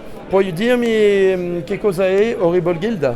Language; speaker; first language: Italian; non-native, fluent; French